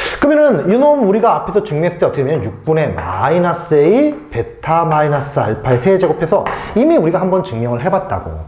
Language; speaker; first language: Korean; native; Korean